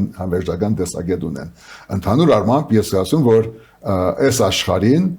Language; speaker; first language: Armenian; early bilingual, heritage; Armenian